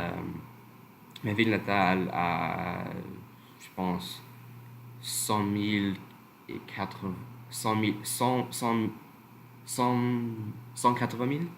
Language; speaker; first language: French; non-native, learner; English